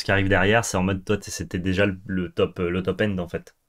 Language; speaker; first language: French; native; French